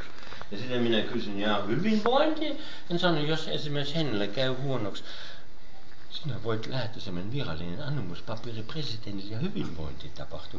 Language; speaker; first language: Finnish; non-native, learner; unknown